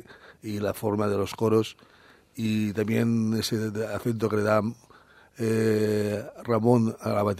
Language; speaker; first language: Spanish; native; Spanish